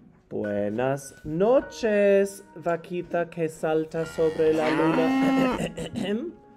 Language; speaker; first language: Spanish; non-native, fluent; English